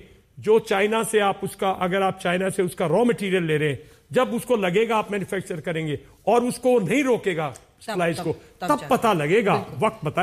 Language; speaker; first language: Hindi; native; Hindi